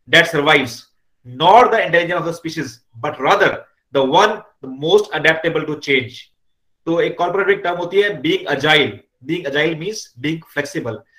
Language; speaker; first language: Hindi; native; Hindi